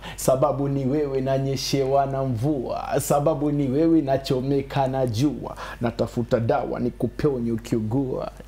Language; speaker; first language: Swahili; native; Swahili